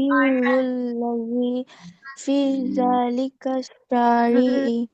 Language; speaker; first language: Arabic; non-native, learner; Bangla